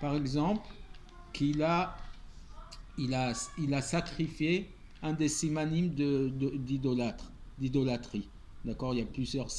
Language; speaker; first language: French; native; French